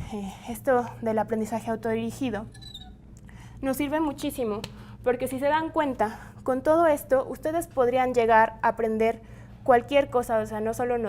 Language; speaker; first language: Spanish; native; Spanish